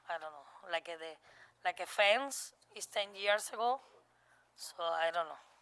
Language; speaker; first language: English; non-native, learner; Spanish